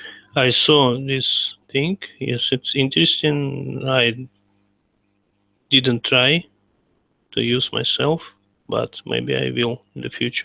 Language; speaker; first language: English; non-native, learner; Russian